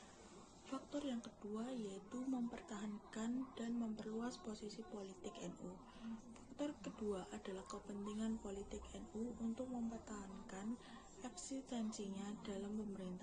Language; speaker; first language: Indonesian; native; Indonesian